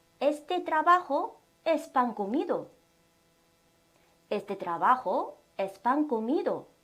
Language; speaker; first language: Spanish; non-native, fluent; Korean